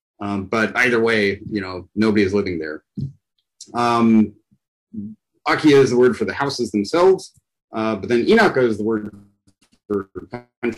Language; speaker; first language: English; native; English